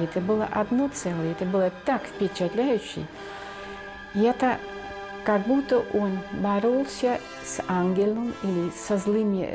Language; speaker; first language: Russian; non-native, fluent; Dutch